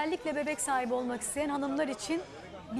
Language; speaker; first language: Turkish; native; Turkish